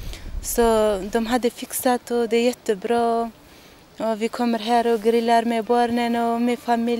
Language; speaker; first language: Swedish; non-native, learner; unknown